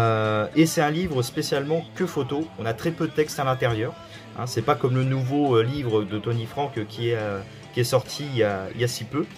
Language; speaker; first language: French; native; French